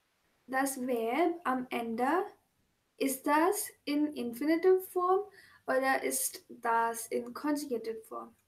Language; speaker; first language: German; non-native, learner; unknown